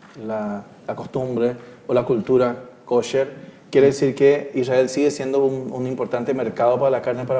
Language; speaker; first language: Spanish; native; Spanish